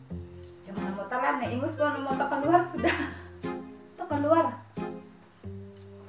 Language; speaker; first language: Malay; non-native, local second language; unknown